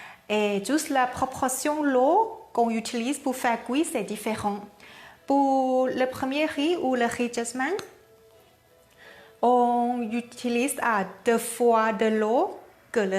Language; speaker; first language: French; non-native, learner; Thai